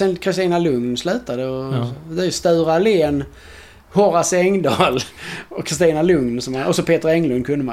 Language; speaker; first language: Swedish; native; Swedish